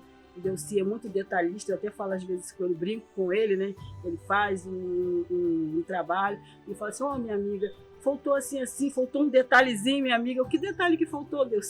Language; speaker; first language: Portuguese; native; Portuguese